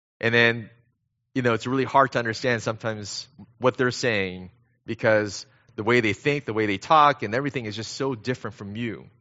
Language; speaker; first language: English; early bilingual, other home language; Korean